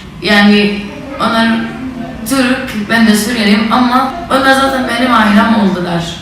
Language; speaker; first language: Turkish; non-native, local second language; Arabic